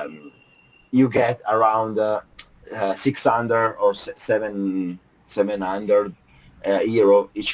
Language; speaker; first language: English; non-native, fluent; Italian